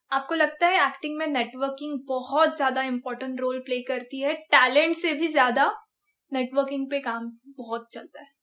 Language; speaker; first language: Hindi; non-native, local second language; Marathi